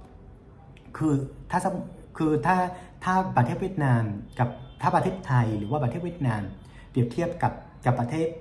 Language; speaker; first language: Thai; non-native, fluent; Vietnamese